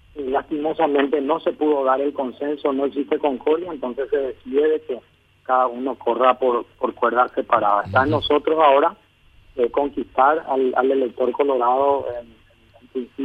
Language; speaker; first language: Spanish; native; Spanish